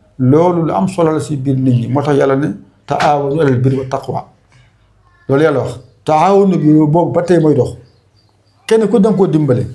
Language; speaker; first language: Wolof; non-native, local second language; Fula